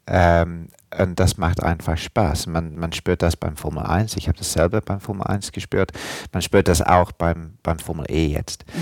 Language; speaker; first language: German; non-native, fluent; English